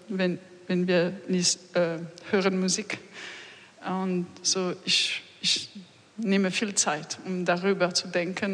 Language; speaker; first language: German; non-native, learner; French